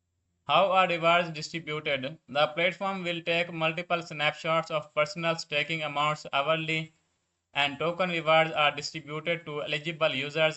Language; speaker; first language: English; non-native, learner; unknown